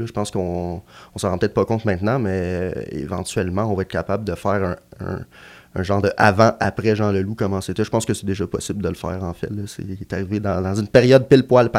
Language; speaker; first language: French; native; French